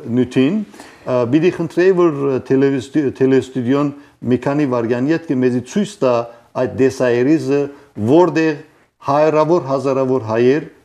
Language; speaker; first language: Armenian; early bilingual, heritage; Armenian